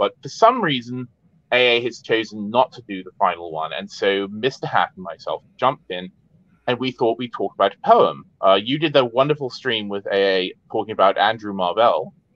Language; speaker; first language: English; native; English